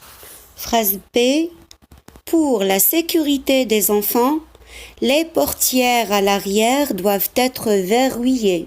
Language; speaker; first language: French; non-native, local second language; Arabic